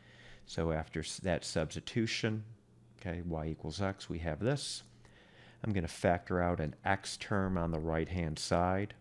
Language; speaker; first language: English; native; English